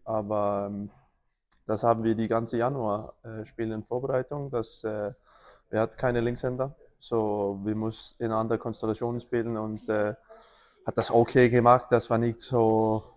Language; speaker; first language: German; non-native, learner; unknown